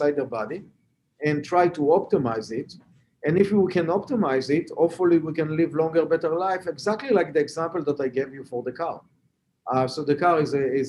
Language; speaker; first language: English; non-native, fluent; Hebrew